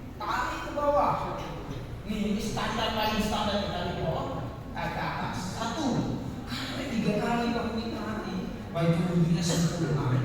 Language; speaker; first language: Indonesian; non-native, local second language; Madurese